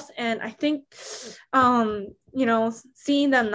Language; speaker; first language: English; non-native, fluent; Korean